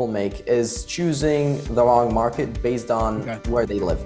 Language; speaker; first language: English; early bilingual, other home language; Arabic